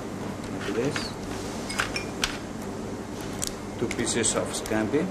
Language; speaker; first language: English; non-native, learner; Italian